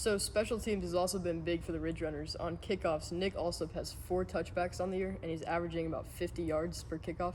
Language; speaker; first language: English; native; English